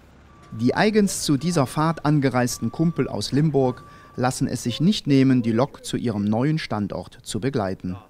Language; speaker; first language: German; native; German